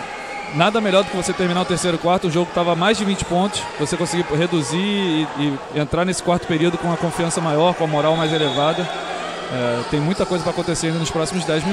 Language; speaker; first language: Portuguese; native; Portuguese